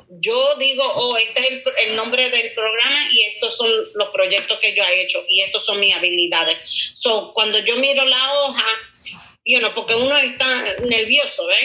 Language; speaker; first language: Spanish; early bilingual, heritage; Spanish